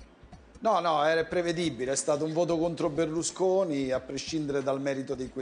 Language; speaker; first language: Italian; native; Italian